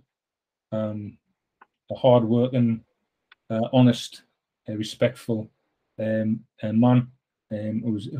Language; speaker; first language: English; native; English